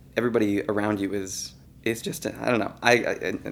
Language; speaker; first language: English; native; English